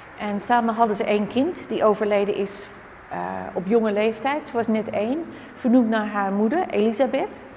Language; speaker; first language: Dutch; native; Dutch